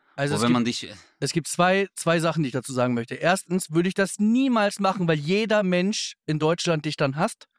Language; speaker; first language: German; native; German